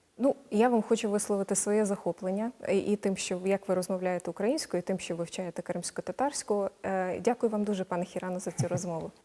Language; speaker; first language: Ukrainian; native; Ukrainian